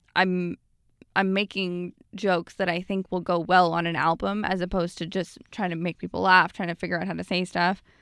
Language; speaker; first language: English; native; English